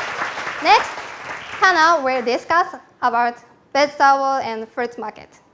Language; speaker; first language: English; non-native, learner; Japanese